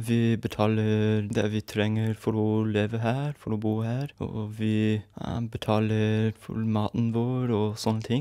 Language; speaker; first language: Norwegian; non-native, fluent; English